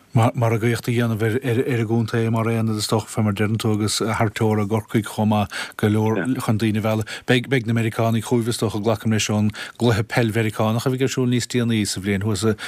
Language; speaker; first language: Irish; native; Irish